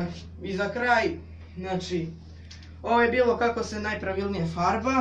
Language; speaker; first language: Serbian; native; Serbian